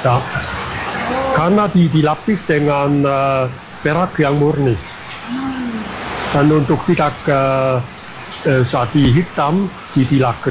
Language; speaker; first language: Indonesian; non-native, fluent; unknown